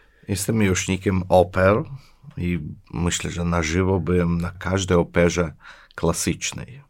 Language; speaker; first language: Polish; non-native, fluent; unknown